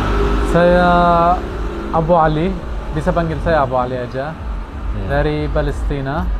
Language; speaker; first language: Indonesian; non-native, fluent; Arabic